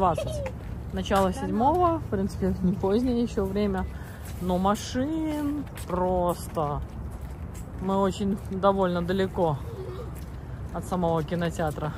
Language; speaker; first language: Russian; native; Russian